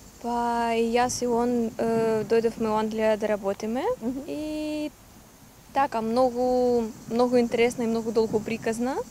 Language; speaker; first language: Macedonian; non-native, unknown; Ukrainian